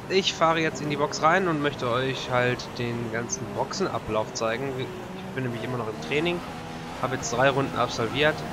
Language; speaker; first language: German; native; German